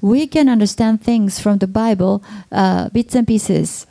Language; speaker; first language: English; non-native, fluent; Japanese